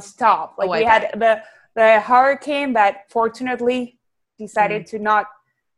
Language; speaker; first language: English; non-native, fluent; Spanish